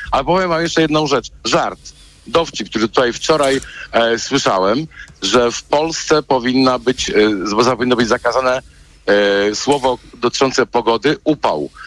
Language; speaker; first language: Polish; native; Polish